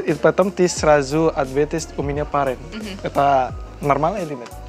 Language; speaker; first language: Russian; non-native, learner; Indonesian